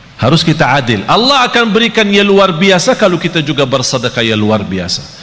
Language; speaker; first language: Malay; non-native, fluent; Arabic